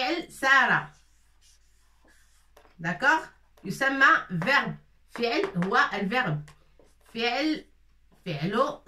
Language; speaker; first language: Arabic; non-native, fluent; French